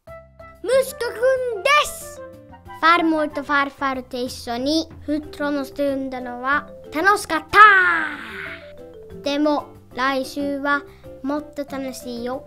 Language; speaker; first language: Japanese; early bilingual, heritage; Japanese